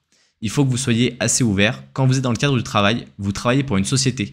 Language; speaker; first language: French; native; French